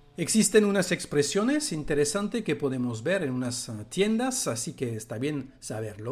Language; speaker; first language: Spanish; non-native, fluent; French